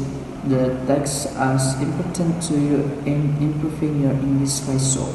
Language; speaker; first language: English; non-native, learner; Indonesian